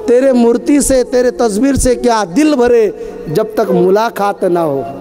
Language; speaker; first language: Hindi; non-native, local second language; Marathi